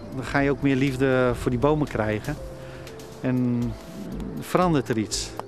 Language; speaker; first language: Dutch; native; Dutch